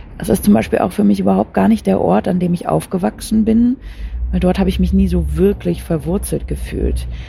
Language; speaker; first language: German; early bilingual, other home language; Polish